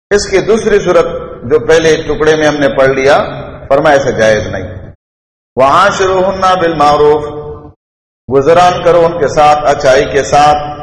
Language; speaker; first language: Urdu; non-native, local second language; Pashto